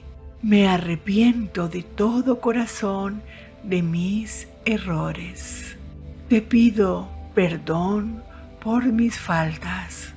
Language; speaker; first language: Spanish; native; Spanish